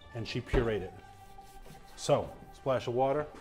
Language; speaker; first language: English; native; English